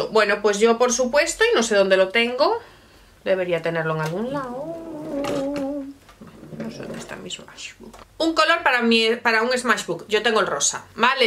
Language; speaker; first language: Spanish; native; Spanish